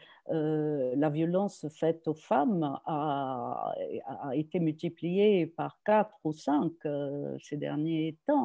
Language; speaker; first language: French; non-native, local second language; Arabic